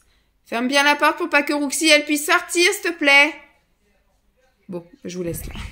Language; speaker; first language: French; native; French